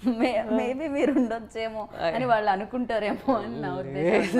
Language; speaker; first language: Telugu; native; Telugu